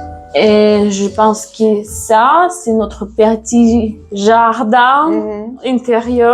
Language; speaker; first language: French; non-native, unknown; Russian